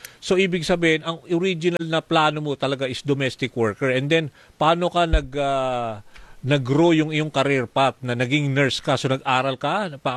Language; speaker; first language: Filipino; native; Filipino